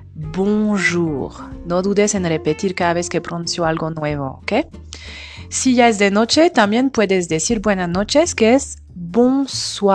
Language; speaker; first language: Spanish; non-native, fluent; French